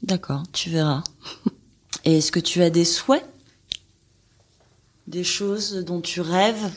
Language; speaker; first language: French; native; French